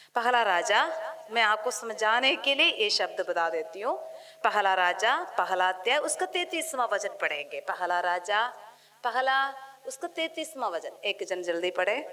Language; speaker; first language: Hindi; non-native, local second language; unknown